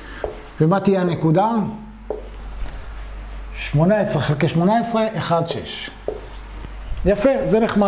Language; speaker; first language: Hebrew; native; Hebrew